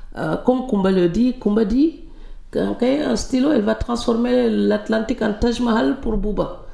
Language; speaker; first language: French; non-native, local second language; Serer